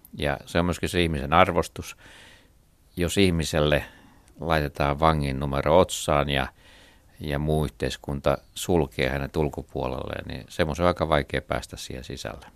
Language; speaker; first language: Finnish; native; Finnish